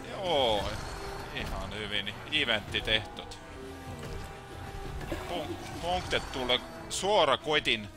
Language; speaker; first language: Finnish; non-native, learner; Estonian